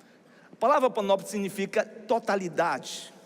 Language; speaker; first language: Portuguese; native; Portuguese